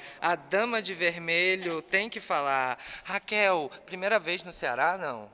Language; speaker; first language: Portuguese; native; Portuguese